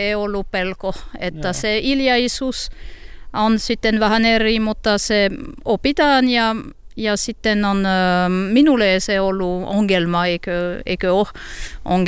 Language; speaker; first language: Finnish; non-native, learner; French